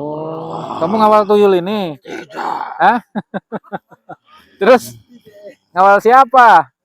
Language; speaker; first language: Indonesian; non-native, local second language; Javanese